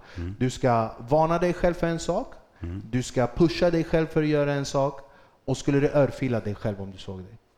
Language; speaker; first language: Swedish; early bilingual, other home language; Kurdish